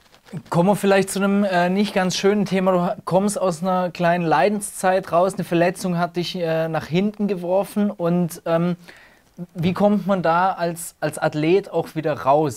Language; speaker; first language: German; native; German